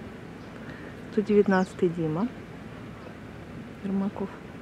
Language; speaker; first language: Russian; native; Russian